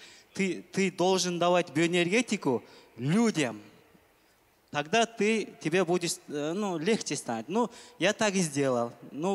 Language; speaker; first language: Russian; non-native, local second language; Kyrgyz